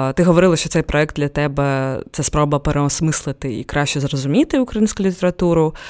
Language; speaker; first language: Ukrainian; native; Ukrainian